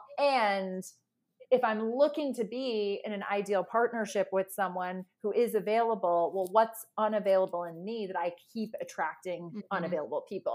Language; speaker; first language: English; native; English